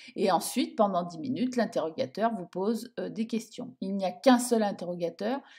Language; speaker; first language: French; native; French